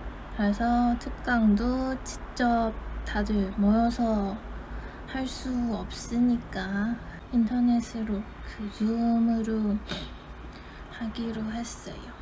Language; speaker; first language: Korean; non-native, fluent; Chinese